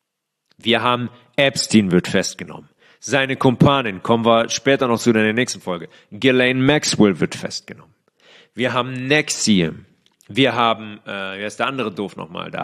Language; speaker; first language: German; native; German